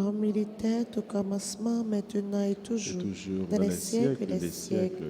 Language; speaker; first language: French; non-native, local second language; Haitian Creole